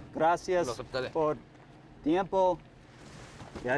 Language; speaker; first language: Spanish; non-native, learner; English